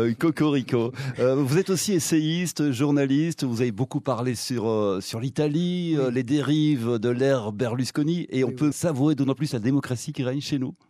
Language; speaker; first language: French; native; French